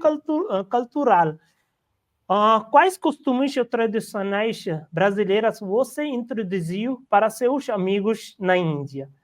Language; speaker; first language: Portuguese; non-native, learner; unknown